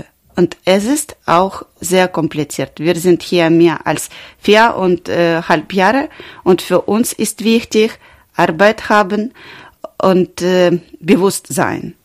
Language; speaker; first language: German; non-native, learner; Ukrainian